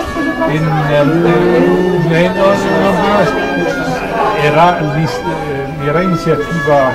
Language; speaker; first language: Spanish; non-native, learner; Romanian